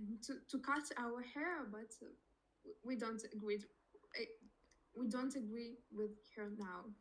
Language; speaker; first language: English; non-native, learner; Russian